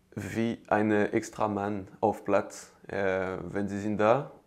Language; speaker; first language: German; non-native, learner; French